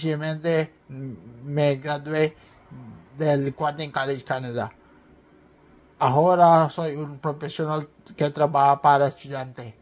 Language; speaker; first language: Spanish; non-native, learner; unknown